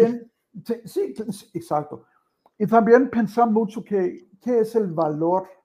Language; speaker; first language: Spanish; non-native, fluent; Danish